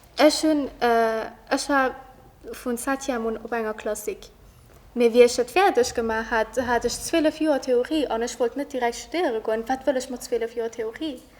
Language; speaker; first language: Luxembourgish; early bilingual, other home language; Persian